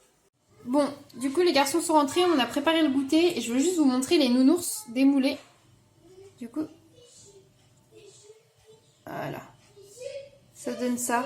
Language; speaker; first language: French; native; French